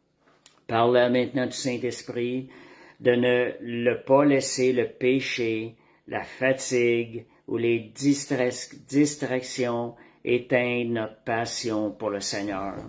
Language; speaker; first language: French; native; French